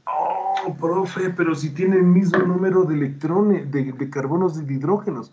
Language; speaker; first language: Spanish; native; Spanish